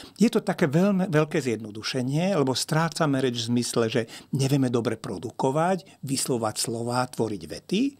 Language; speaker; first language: Slovak; non-native, local second language; Hungarian